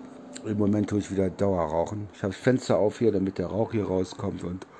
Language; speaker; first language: German; native; German